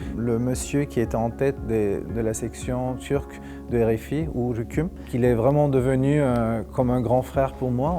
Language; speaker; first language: French; non-native, fluent; Turkish